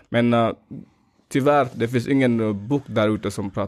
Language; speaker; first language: Swedish; non-native, fluent; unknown